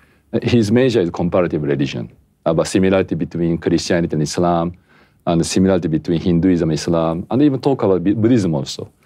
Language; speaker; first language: English; non-native, fluent; Japanese